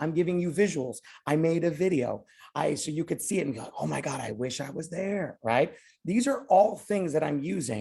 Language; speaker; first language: English; native; English